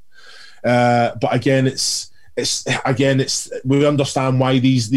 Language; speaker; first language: English; native; English